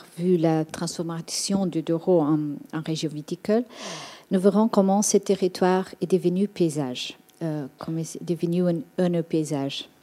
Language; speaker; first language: French; non-native, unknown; Portuguese